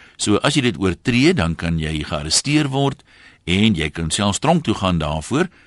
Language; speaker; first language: Afrikaans; native; Afrikaans